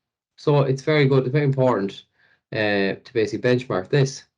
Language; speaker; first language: English; native; English